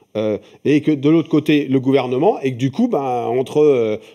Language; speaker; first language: French; native; French